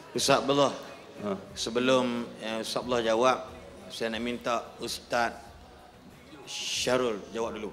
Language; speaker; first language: Malay; native; Malay